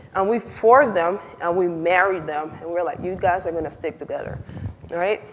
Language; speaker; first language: English; non-native, fluent; Spanish